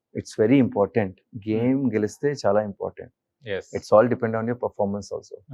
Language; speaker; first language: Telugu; non-native, learner; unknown